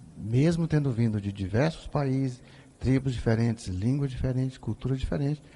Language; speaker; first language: Portuguese; native; Portuguese